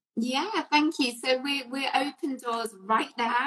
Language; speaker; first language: English; native; English